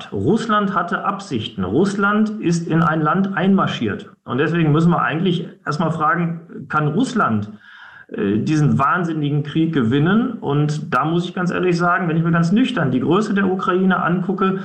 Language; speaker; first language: German; native; German